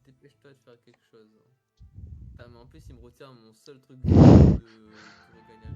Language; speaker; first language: French; native; French